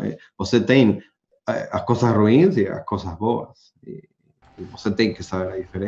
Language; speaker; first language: Portuguese; non-native, learner; Spanish